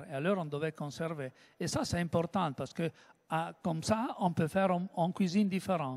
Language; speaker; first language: French; non-native, learner; Italian